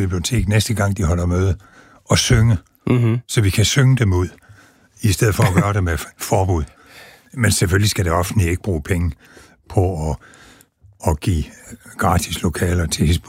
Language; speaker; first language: Danish; native; Danish